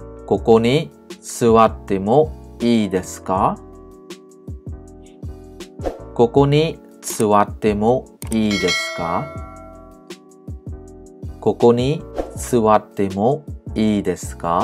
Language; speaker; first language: Japanese; non-native, learner; Khmer